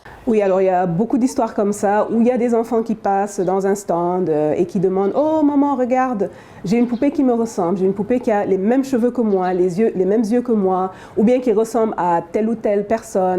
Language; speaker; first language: French; non-native, local second language; Wolof